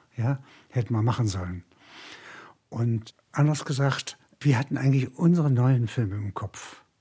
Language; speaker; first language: German; native; German